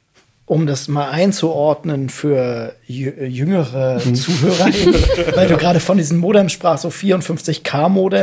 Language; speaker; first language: German; native; German